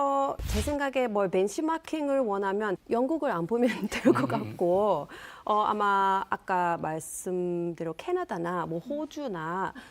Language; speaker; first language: Korean; non-native, fluent; English